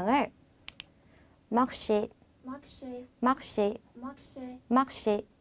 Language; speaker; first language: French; non-native, fluent; Korean